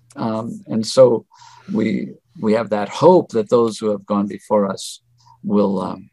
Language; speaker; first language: English; native; English